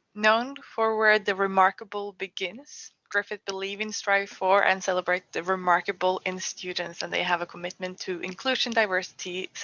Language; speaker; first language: English; non-native, fluent; Norwegian